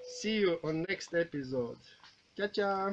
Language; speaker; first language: English; non-native, learner; Croatian